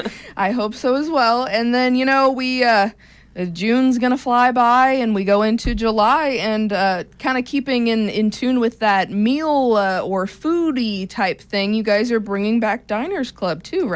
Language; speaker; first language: English; native; English